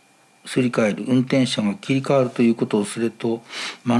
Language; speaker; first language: Japanese; native; Japanese